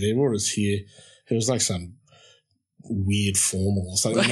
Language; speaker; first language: English; native; English